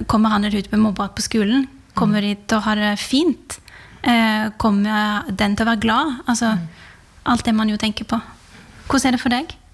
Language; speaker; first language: Norwegian; early bilingual, other home language; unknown